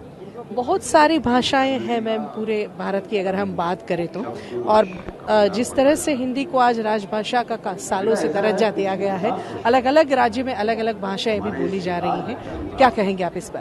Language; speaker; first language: Hindi; non-native, local second language; Gujarati